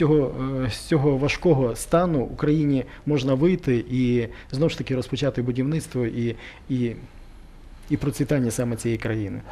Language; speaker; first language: Ukrainian; native; Ukrainian